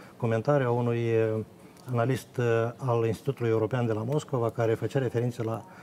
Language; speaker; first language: Romanian; native; Romanian